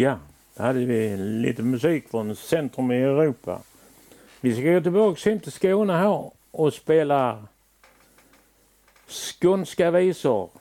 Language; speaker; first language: Swedish; native; Swedish